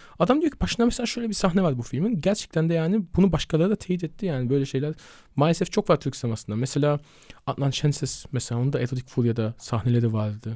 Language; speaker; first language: Turkish; early bilingual, heritage; Turkish